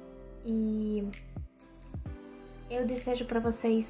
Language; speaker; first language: Portuguese; non-native, learner; Russian